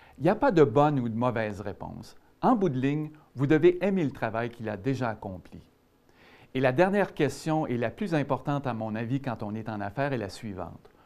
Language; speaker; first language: French; native; French